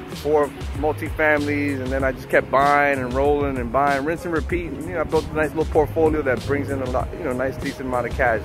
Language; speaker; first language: English; native; English